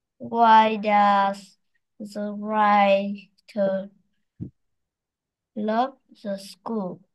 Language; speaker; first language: English; non-native, learner; Vietnamese